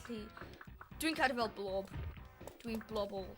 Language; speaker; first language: Welsh; non-native, local second language; English